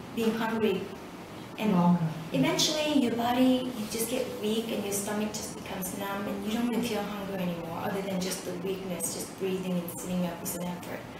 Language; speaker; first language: English; early bilingual, other home language; Vietnamese